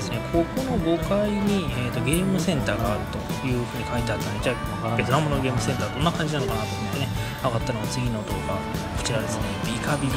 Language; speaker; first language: Japanese; native; Japanese